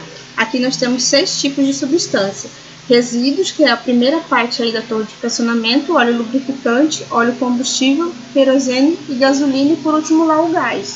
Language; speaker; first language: Portuguese; native; Portuguese